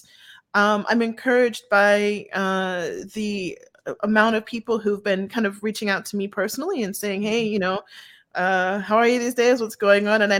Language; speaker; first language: English; native; English